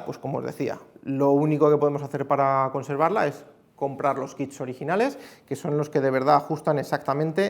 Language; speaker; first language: Spanish; native; Spanish